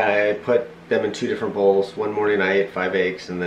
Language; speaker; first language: English; native; English